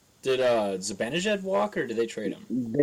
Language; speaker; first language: English; native; English